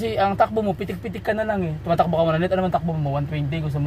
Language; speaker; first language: Filipino; native; Filipino